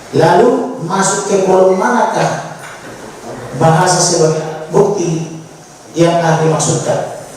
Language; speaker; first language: Indonesian; native; Indonesian